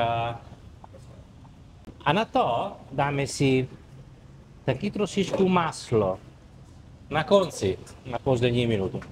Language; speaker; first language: Czech; non-native, learner; Italian